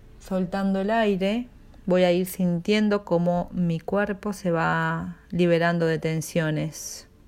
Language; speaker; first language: Spanish; native; Spanish